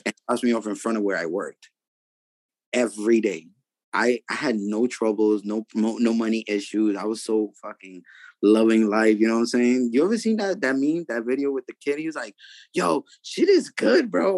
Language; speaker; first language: English; early bilingual, other home language; Spanish